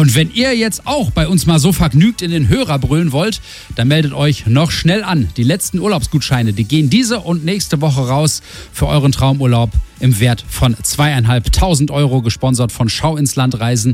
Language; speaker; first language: German; native; German